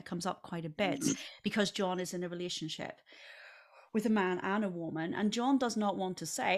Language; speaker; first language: English; native; English